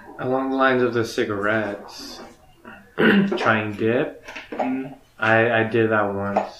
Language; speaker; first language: English; early bilingual, other home language; Spanish